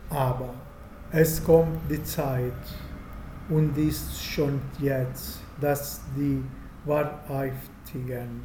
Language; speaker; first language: German; non-native, fluent; Italian